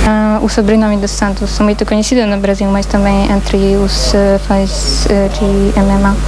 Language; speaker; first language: Portuguese; non-native, fluent; Polish